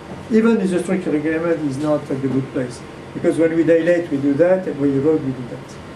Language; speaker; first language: English; non-native, fluent; French